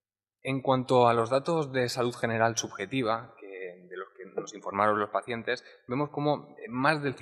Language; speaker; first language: Spanish; native; Spanish